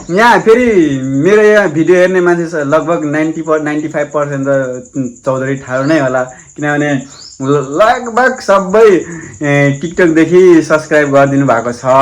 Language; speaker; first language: Nepali; non-native, local second language; Rana Tharu